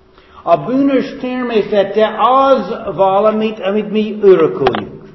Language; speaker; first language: Hungarian; non-native, fluent; English